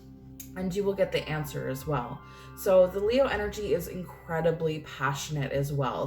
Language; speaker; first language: English; native; English